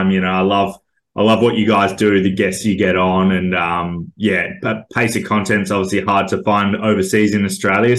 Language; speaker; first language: English; native; English